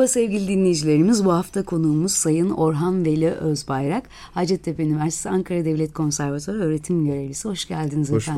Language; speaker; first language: Turkish; native; Turkish